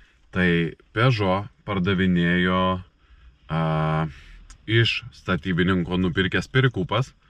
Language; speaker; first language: Lithuanian; native; Lithuanian